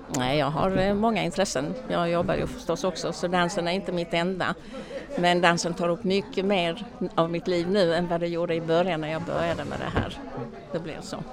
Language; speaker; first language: Swedish; native; Swedish